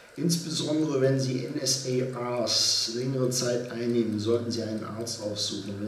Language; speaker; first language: German; native; German